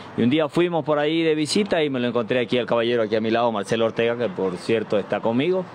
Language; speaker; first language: Spanish; native; Spanish